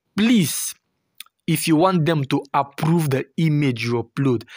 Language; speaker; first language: English; non-native, local second language; Igbo